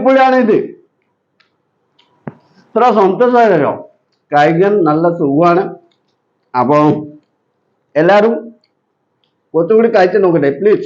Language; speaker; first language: Malayalam; non-native, fluent; Odia